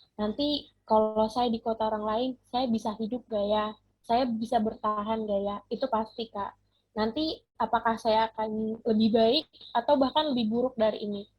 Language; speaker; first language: Indonesian; non-native, local second language; Batak Toba